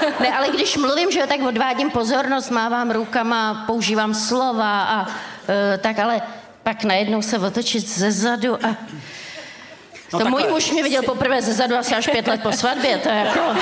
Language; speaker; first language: Czech; native; Czech